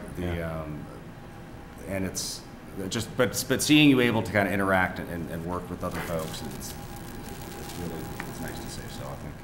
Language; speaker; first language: English; native; English